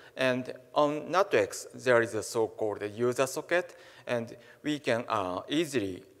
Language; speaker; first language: English; non-native, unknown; Japanese